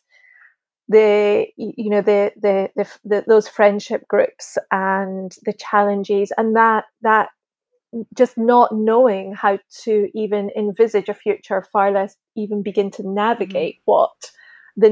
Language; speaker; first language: English; native; English